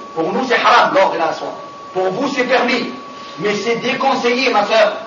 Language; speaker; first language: French; non-native, local second language; Arabic